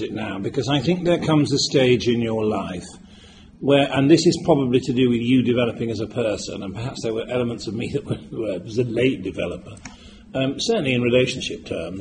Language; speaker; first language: English; native; English